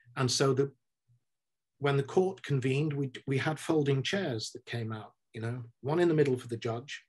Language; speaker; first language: English; native; English